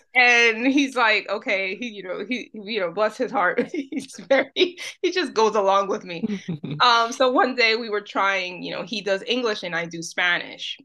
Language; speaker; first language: English; early bilingual, other home language; Spanish